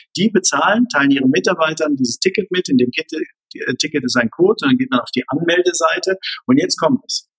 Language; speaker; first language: German; native; German